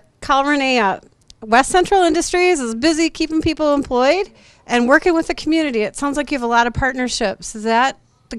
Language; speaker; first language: English; native; English